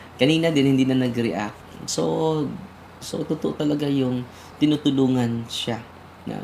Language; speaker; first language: Filipino; non-native, local second language; Cebuano